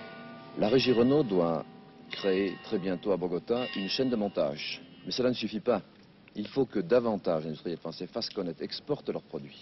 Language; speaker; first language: French; native; French